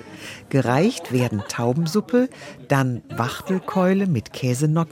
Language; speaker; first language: German; native; German